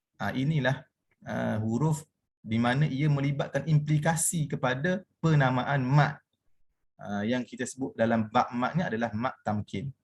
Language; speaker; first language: Malay; native; Malay